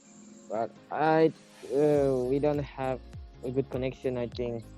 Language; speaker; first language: English; non-native, learner; Indonesian